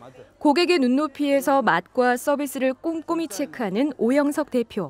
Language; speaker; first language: Korean; native; Korean